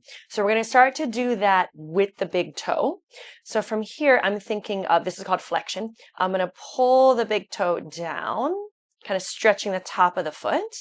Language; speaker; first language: English; native; English